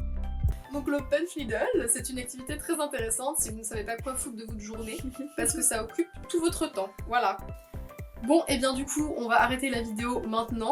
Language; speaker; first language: French; native; French